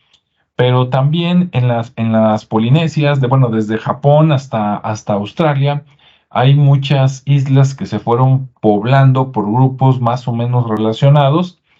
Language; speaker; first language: Spanish; native; Spanish